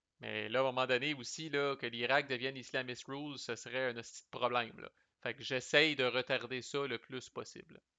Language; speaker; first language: French; native; French